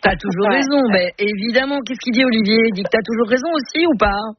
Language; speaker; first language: French; native; French